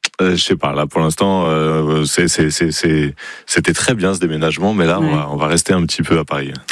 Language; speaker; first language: French; native; French